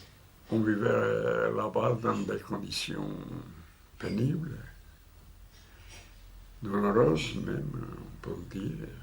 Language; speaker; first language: French; non-native, fluent; Portuguese